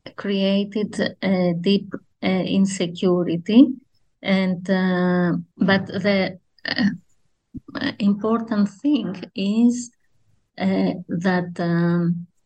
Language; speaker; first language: English; non-native, fluent; Greek